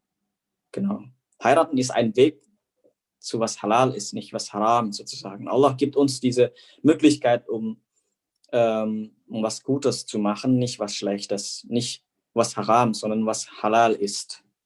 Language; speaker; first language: German; non-native, fluent; Indonesian